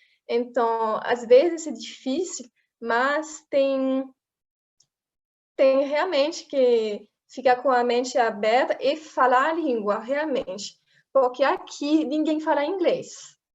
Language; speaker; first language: Portuguese; non-native, fluent; French